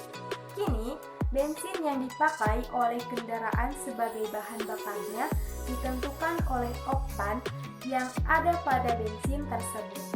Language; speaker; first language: Indonesian; native; Indonesian